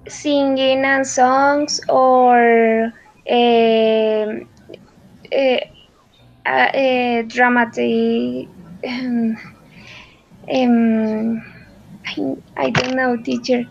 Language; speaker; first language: English; non-native, learner; Spanish